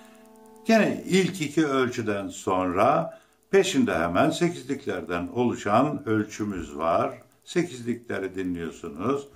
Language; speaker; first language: Turkish; native; Turkish